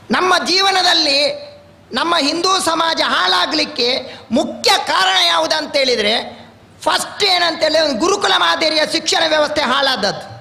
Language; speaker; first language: Kannada; non-native, local second language; Tulu